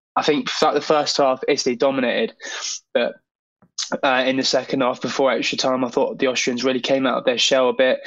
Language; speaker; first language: English; native; English